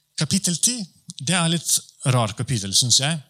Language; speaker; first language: Norwegian; non-native, fluent; Polish